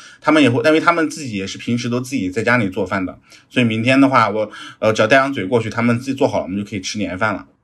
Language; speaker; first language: Chinese; native; Chinese